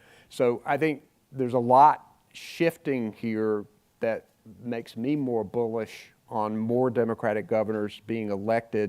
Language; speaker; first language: English; native; English